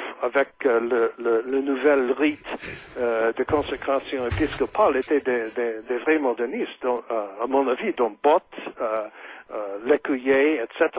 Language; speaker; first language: French; non-native, fluent; English